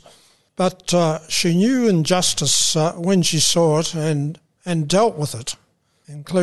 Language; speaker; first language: English; native; English